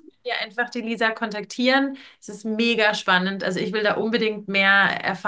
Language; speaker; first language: German; native; German